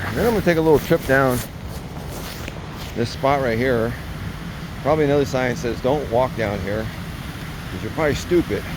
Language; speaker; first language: English; native; English